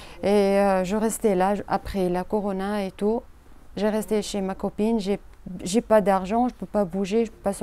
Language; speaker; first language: French; non-native, learner; Arabic